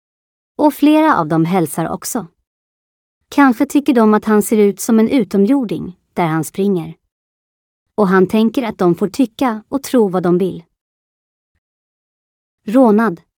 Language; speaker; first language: Swedish; native; Swedish